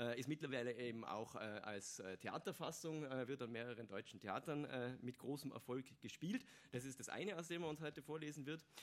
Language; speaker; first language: German; native; German